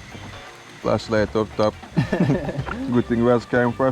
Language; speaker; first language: English; native; English